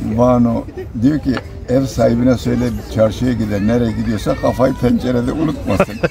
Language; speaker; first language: Turkish; non-native, local second language; Zaza